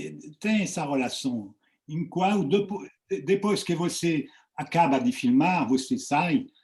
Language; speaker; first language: Portuguese; non-native, fluent; French